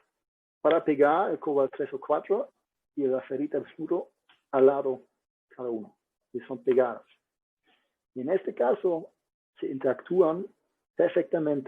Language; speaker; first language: Spanish; non-native, learner; German